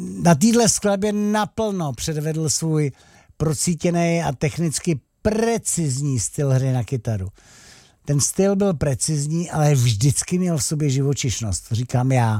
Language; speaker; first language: Czech; native; Czech